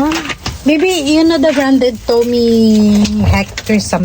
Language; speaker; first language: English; non-native, learner; Filipino